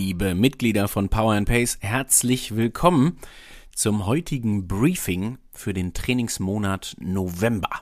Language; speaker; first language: German; native; German